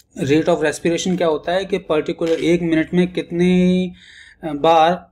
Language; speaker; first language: Hindi; native; Hindi